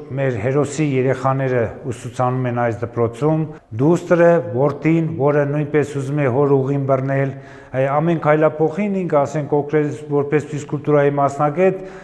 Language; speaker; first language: Armenian; native; Armenian